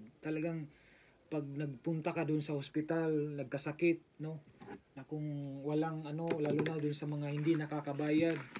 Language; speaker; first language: Filipino; native; Filipino